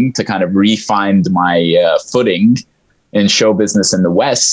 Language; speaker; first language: English; early bilingual, other home language; Arabic